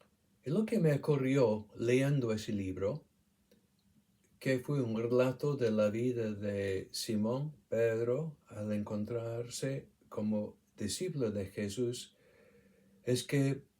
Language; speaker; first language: Spanish; non-native, fluent; English